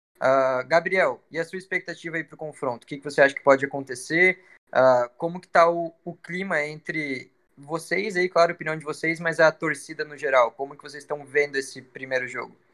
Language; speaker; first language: Portuguese; native; Portuguese